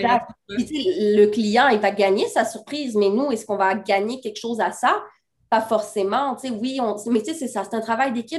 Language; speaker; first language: French; native; French